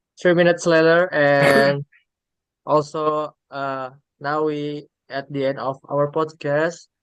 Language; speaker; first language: English; non-native, learner; Indonesian